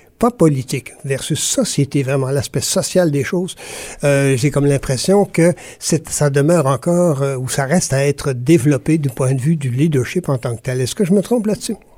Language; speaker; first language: French; native; French